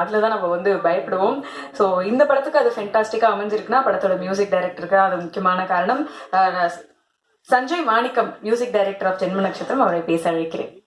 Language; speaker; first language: Tamil; native; Tamil